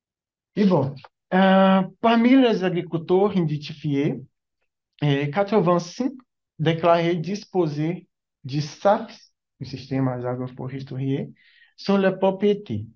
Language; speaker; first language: French; non-native, learner; Portuguese